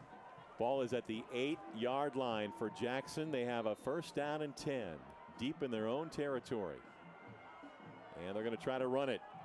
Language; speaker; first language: English; native; English